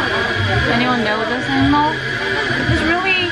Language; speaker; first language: English; non-native, learner; Korean